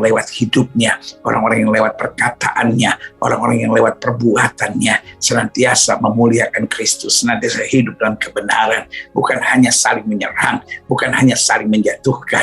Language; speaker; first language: Indonesian; native; Indonesian